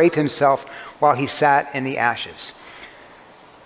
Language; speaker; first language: English; native; English